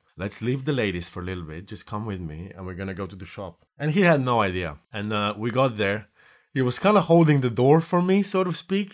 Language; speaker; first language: English; non-native, fluent; Slovenian